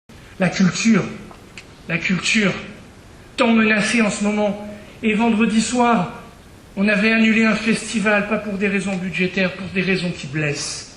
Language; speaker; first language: French; native; French